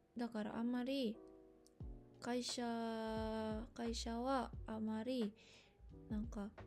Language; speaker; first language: Japanese; non-native, fluent; Indonesian